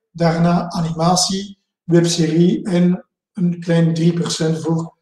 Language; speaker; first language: Dutch; non-native, local second language; French